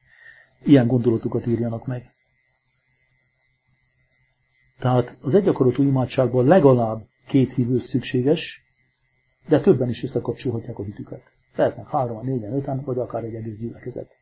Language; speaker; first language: Hungarian; native; Hungarian